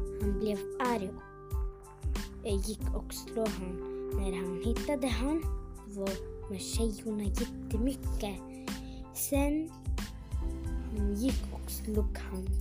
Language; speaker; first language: Swedish; non-native, learner; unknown